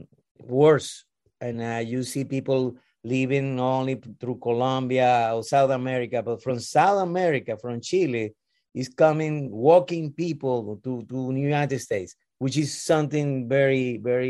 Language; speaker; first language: English; non-native, learner; Spanish